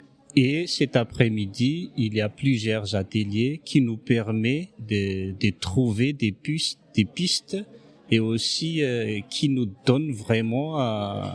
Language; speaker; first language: French; non-native, local second language; Malagasy